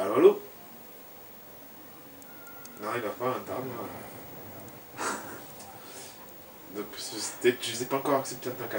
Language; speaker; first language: French; native; French